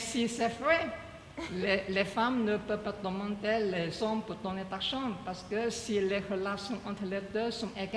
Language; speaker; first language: French; non-native, learner; Chinese